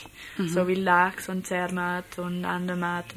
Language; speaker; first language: German; non-native, learner; English